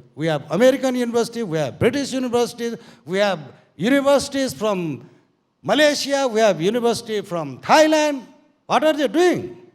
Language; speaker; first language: English; non-native, local second language; Nepali